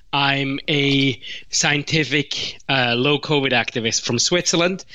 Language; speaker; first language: English; non-native, fluent; Swiss German